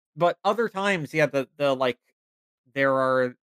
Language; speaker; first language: English; native; English